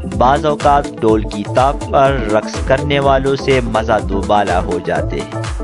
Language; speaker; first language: Urdu; non-native, local second language; Pashto